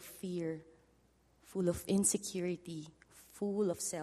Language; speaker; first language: English; non-native, local second language; Filipino